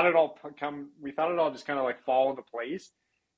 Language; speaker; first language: English; native; English